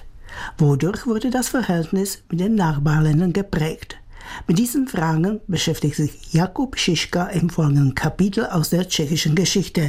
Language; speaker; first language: German; native; German